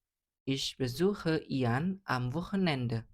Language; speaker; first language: German; non-native, fluent; Indonesian